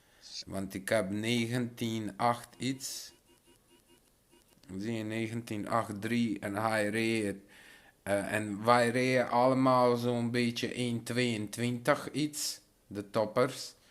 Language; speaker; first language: Dutch; non-native, local second language; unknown